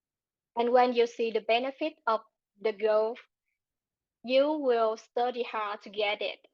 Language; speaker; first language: English; non-native, learner; Vietnamese